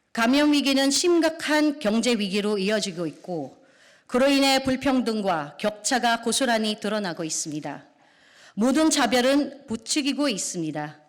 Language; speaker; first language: Korean; non-native, fluent; Filipino